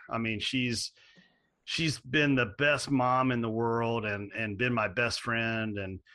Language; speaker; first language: English; native; English